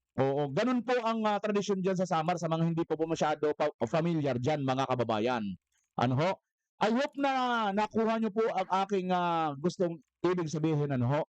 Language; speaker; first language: Filipino; non-native, local second language; Waray